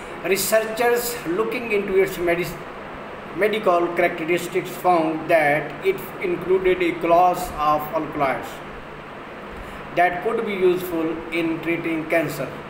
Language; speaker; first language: English; non-native, local second language; Punjabi